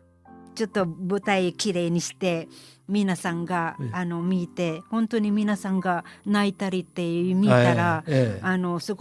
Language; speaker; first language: Japanese; non-native, fluent; Filipino